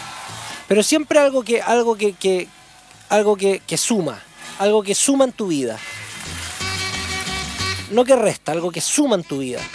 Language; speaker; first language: Spanish; native; Spanish